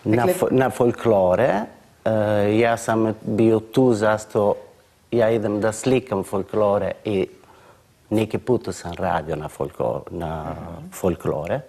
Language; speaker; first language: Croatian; non-native, learner; Italian